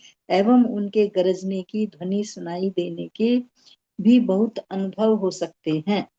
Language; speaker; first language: Hindi; native; Hindi